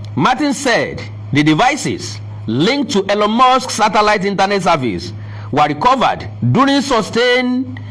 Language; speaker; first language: English; non-native, local second language; Yoruba